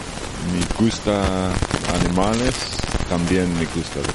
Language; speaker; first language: Spanish; non-native, learner; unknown